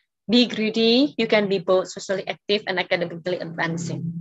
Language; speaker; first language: English; non-native, fluent; Indonesian